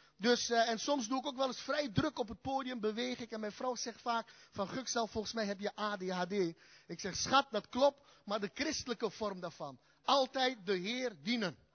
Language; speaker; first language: Dutch; early bilingual, other home language; Turkish